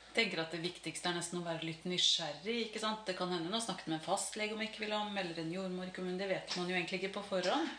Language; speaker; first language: Norwegian; native; Norwegian